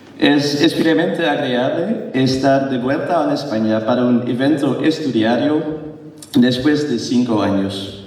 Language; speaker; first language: Spanish; non-native, learner; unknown